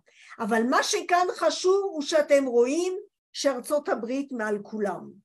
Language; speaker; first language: Hebrew; non-native, fluent; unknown